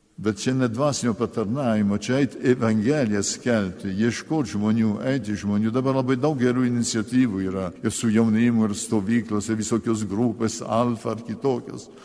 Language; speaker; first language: Lithuanian; early bilingual, heritage; Lithuanian